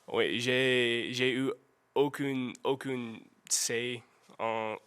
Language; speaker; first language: French; non-native, learner; English